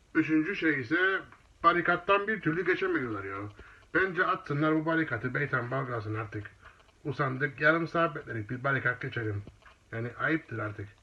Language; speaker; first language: Turkish; native; Turkish